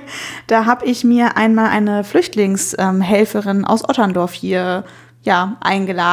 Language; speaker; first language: German; native; German